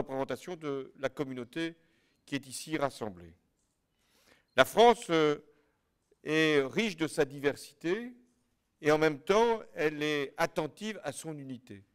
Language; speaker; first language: French; native; French